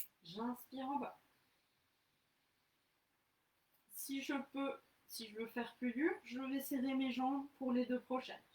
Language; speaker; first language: French; native; French